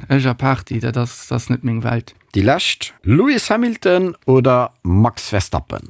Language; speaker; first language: Luxembourgish; native; Luxembourgish